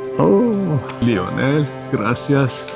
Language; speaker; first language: Spanish; non-native, learner; Turkish